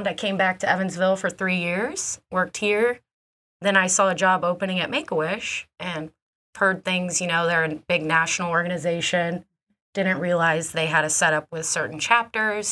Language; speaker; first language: English; native; English